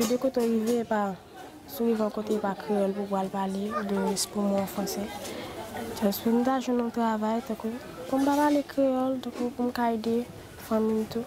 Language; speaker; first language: French; non-native, learner; Haitian Creole